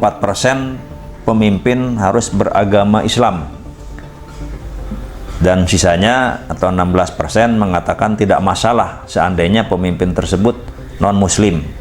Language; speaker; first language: Indonesian; native; Indonesian